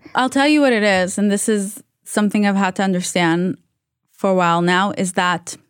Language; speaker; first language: English; non-native, fluent; Hebrew